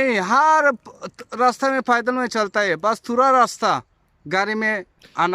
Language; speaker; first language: Hindi; non-native, local second language; Bangla